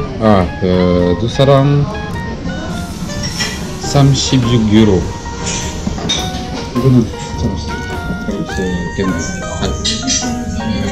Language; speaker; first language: Korean; non-native, learner; French